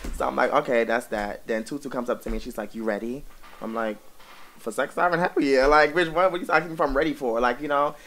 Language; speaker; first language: English; native; English